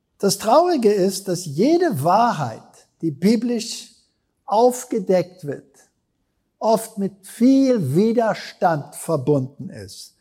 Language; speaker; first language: German; non-native, fluent; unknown